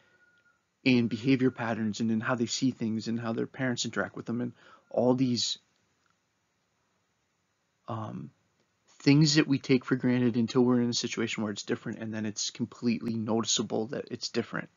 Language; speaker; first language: English; native; English